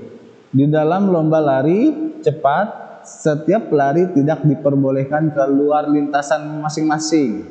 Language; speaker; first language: Indonesian; native; Indonesian